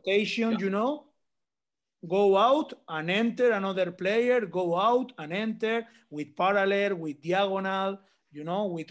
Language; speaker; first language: English; non-native, learner; Spanish